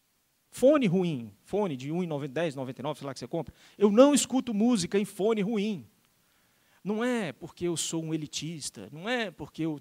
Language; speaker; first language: Portuguese; native; Portuguese